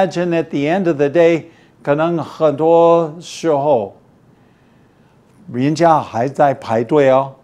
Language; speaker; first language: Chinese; non-native, fluent; English